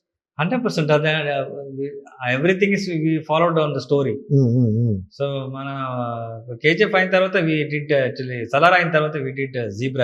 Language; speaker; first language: Telugu; non-native, local second language; Kannada